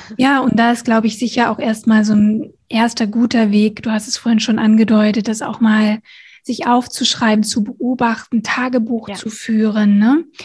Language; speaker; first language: German; native; German